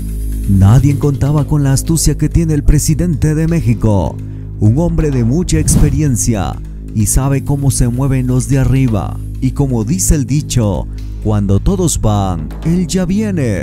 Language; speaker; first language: Spanish; native; Spanish